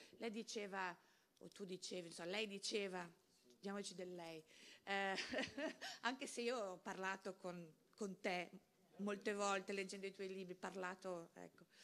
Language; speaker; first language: Italian; non-native, fluent; Spanish